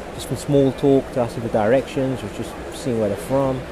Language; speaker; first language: English; native; English